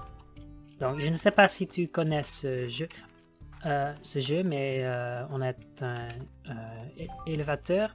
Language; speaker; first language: French; non-native, learner; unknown